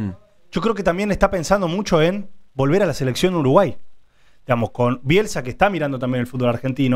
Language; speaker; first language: Spanish; native; Spanish